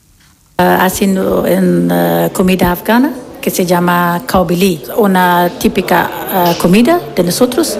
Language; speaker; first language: Spanish; non-native, learner; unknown